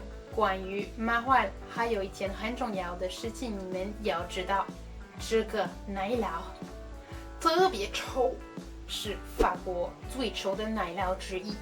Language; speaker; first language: Chinese; non-native, fluent; French